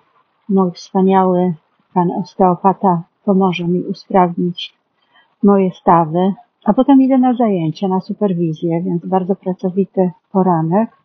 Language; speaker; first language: Polish; native; Polish